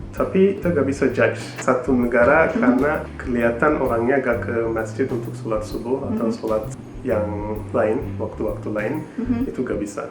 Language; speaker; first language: Indonesian; non-native, fluent; Turkish